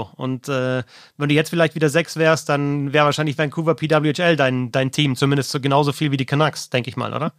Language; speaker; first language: German; native; German